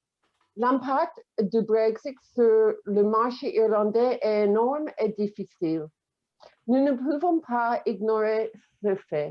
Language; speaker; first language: French; non-native, fluent; English